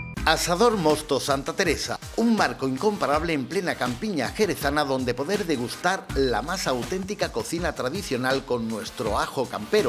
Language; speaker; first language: Spanish; native; Spanish